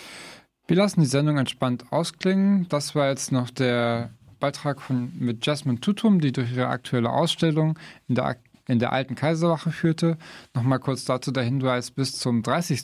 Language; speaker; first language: German; native; German